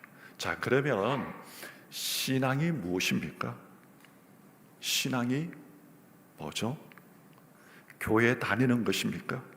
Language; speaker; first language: Korean; native; Korean